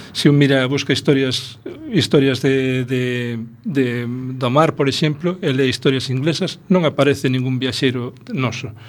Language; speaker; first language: Galician; non-native, local second language; Spanish